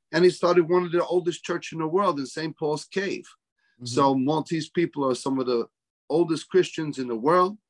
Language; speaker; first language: English; native; English